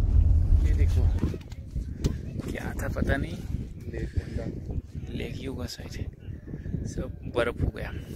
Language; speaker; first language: Hindi; non-native, local second language; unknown